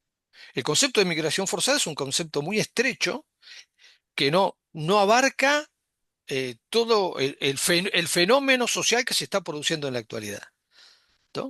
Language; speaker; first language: Spanish; native; Spanish